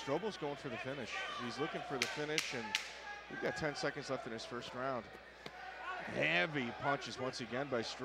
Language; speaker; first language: English; native; English